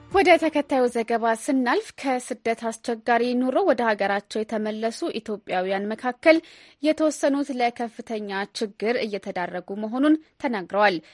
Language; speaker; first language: Amharic; native; Amharic